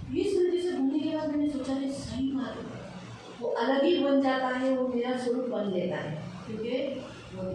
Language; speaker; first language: Hindi; non-native, local second language; Marathi